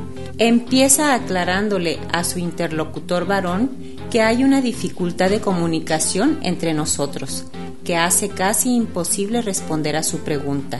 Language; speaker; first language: Spanish; native; Spanish